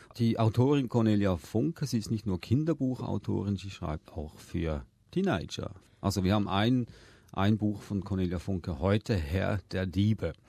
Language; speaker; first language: German; native; German